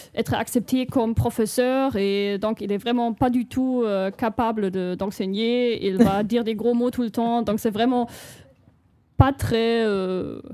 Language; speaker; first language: French; non-native, fluent; German